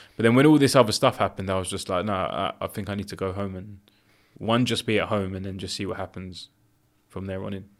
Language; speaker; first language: English; early bilingual, other home language; Greek